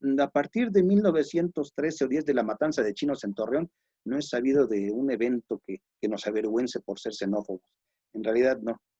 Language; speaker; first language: Spanish; native; Spanish